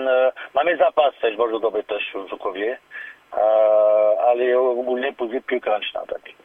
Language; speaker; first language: Polish; non-native, learner; French